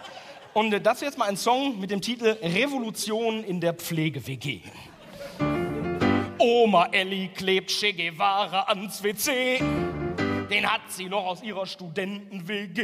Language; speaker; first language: German; native; German